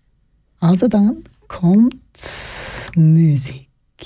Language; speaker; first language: German; non-native, learner; Georgian